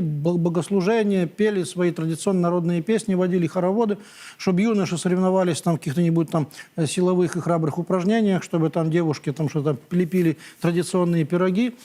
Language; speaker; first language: Russian; native; Russian